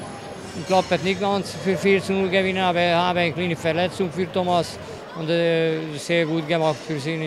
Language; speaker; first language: German; non-native, learner; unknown